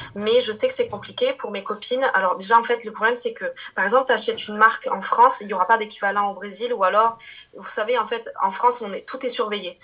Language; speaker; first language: French; early bilingual, other home language; Portuguese